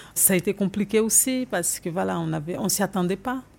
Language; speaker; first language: French; non-native, fluent; Portuguese